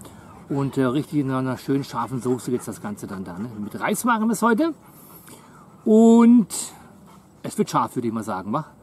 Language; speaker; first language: German; native; German